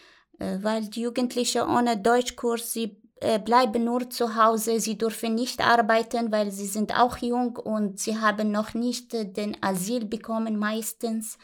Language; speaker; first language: German; non-native, learner; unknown